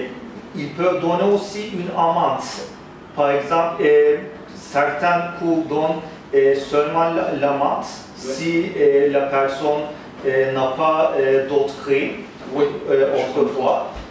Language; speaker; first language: French; non-native, fluent; Turkish